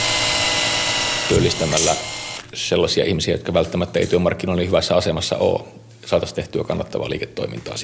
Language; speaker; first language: Finnish; native; Finnish